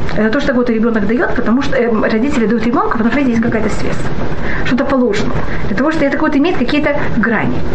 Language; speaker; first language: Russian; early bilingual, heritage; Russian